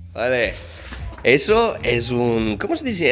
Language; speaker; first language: Spanish; non-native, learner; English